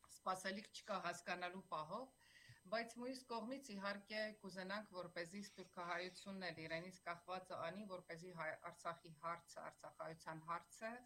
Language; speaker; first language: Armenian; native; Armenian